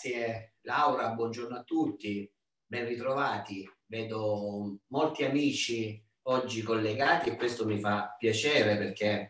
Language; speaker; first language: Italian; native; Italian